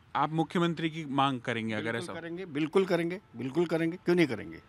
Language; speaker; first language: Hindi; native; Hindi